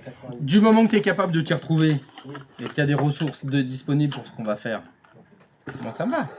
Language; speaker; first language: French; native; French